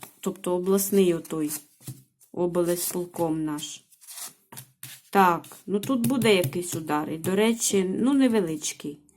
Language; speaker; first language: Ukrainian; native; Ukrainian